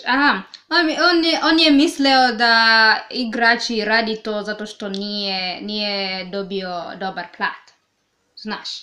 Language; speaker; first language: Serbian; non-native, learner; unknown